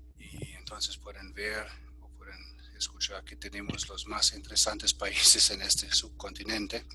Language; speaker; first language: Spanish; non-native, fluent; German